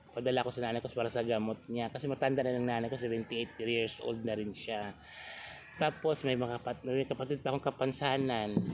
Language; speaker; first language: Filipino; non-native, local second language; Cebuano